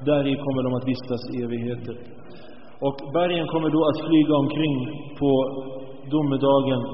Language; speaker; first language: Swedish; early bilingual, other home language; Arabic